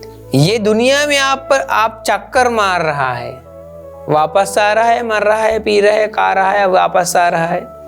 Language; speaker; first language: Hindi; non-native, local second language; Sinhala